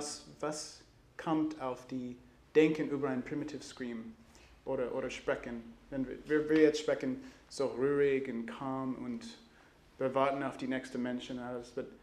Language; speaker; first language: German; non-native, learner; English